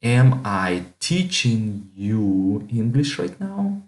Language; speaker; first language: English; non-native, fluent; Russian